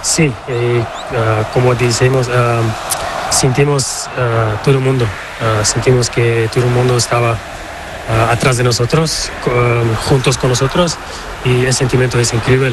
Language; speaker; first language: Spanish; non-native, fluent; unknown